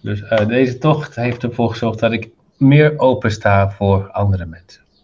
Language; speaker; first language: Dutch; non-native, fluent; Arabic